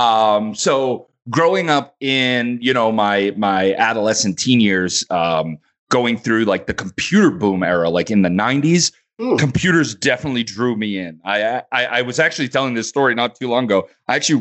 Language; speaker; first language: English; native; English